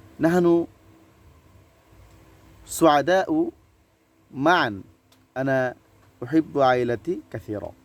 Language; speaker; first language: Arabic; non-native, learner; Bangla